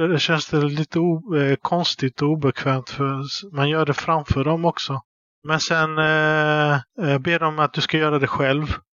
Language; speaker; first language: Swedish; early bilingual, other home language; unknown